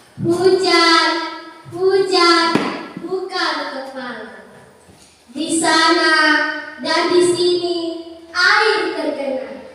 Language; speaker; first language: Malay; non-native, local second language; Tetum